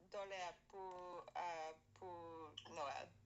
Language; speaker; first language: French; non-native, learner; English